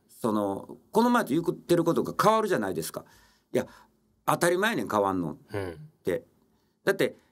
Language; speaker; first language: Japanese; native; Japanese